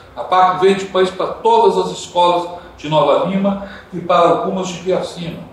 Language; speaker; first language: Portuguese; non-native, fluent; Dutch